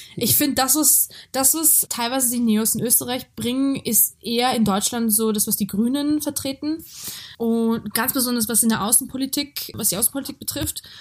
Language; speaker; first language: German; early bilingual, other home language; Georgian